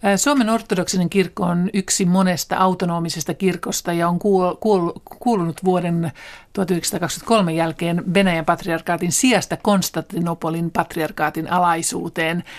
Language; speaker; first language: Finnish; native; Finnish